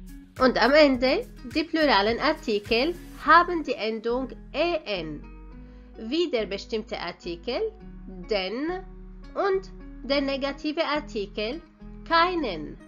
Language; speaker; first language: German; non-native, fluent; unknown